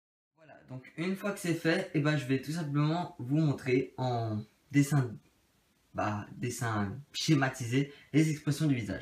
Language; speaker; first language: French; native; French